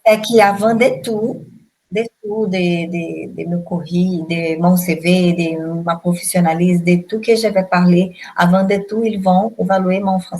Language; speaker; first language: French; non-native, learner; Portuguese